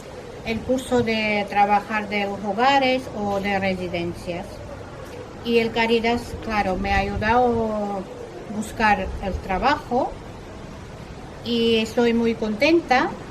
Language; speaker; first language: Spanish; non-native, learner; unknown